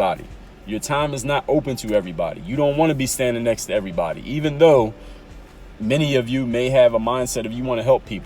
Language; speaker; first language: English; native; English